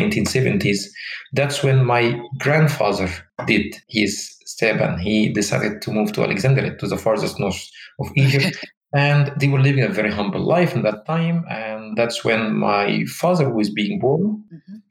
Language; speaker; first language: English; non-native, fluent; Arabic